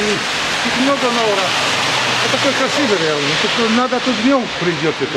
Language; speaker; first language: Russian; non-native, learner; Polish